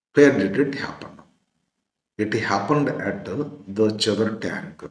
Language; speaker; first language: English; non-native, local second language; Kannada